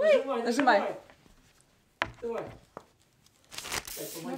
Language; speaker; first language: Russian; native; Russian